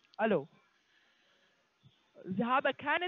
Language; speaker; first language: German; non-native, learner; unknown